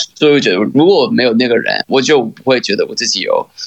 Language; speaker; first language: Chinese; non-native, fluent; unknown